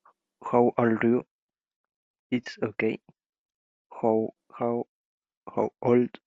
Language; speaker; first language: English; non-native, learner; Spanish